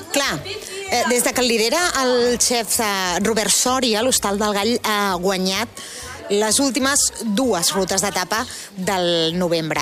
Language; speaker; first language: Catalan; native; Catalan